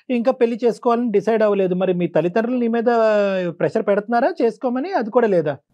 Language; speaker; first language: Telugu; native; Telugu